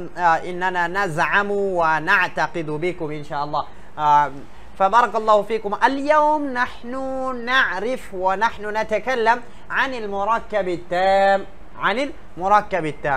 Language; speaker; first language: Arabic; non-native, fluent; Bangla